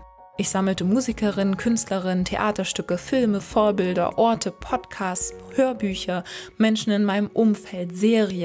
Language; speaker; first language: German; native; German